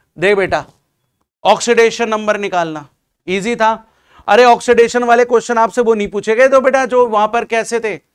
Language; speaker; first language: Hindi; native; Hindi